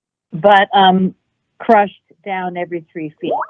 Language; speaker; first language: English; native; English